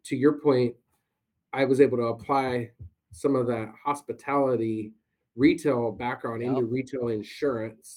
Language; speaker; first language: English; native; English